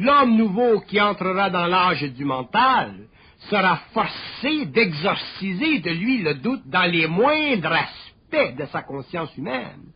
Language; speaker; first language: French; native; French